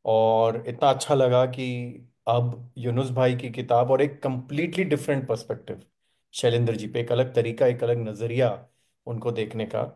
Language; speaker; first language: Hindi; native; Hindi